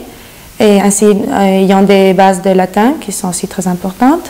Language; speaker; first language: French; non-native, fluent; Spanish